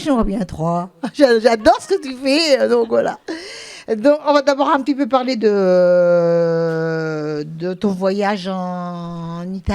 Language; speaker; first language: French; native; French